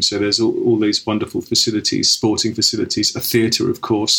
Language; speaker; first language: English; native; English